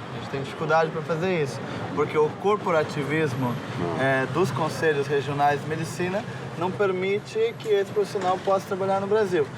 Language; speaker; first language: Portuguese; native; Portuguese